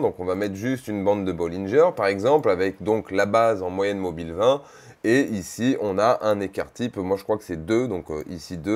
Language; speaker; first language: French; native; French